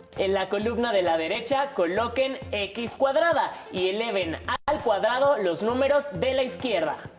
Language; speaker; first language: Spanish; native; Spanish